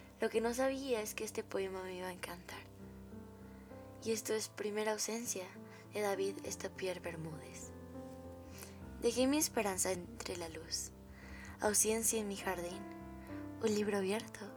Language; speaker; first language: Spanish; native; Spanish